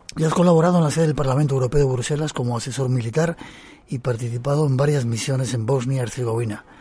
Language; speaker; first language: Spanish; native; Spanish